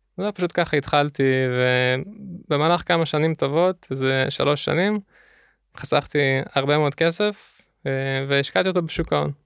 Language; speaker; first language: Hebrew; early bilingual, other home language; Russian